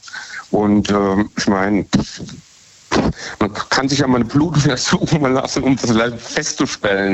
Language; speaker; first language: German; native; German